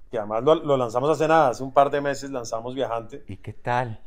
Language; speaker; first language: Spanish; native; Spanish